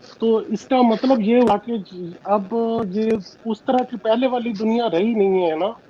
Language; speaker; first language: Urdu; non-native, local second language; Punjabi